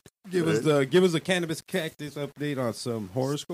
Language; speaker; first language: English; early bilingual, other home language; Spanish